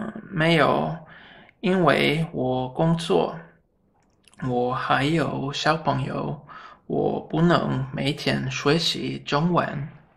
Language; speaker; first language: Chinese; non-native, learner; Swedish